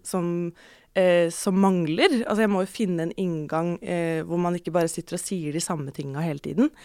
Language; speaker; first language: Norwegian; native; Norwegian